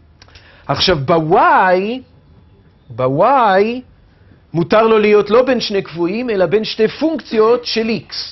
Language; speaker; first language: Hebrew; native; Hebrew